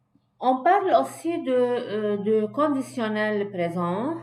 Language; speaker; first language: French; non-native, fluent; Arabic